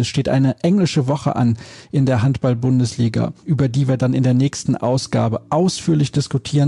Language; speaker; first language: German; native; German